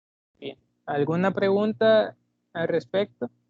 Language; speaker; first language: Spanish; native; Spanish